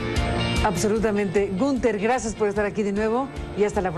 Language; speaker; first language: Spanish; native; Spanish